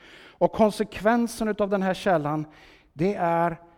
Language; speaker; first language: Swedish; native; Swedish